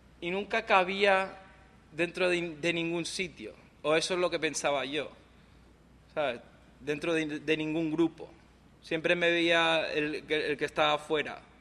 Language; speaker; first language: Spanish; non-native, local second language; English